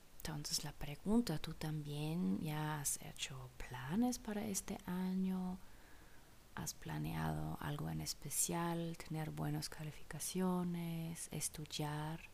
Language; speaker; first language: Spanish; non-native, fluent; German